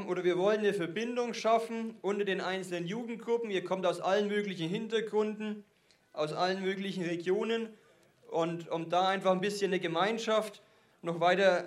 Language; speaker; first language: German; native; German